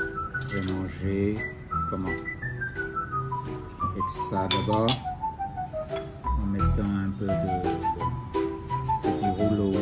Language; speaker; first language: French; non-native, fluent; Vietnamese